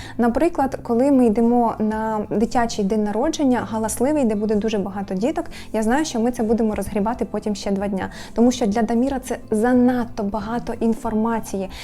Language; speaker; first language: Ukrainian; native; Ukrainian